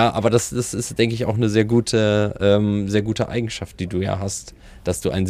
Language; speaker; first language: German; native; German